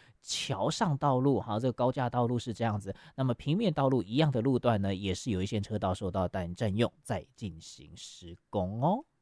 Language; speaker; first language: Chinese; native; Chinese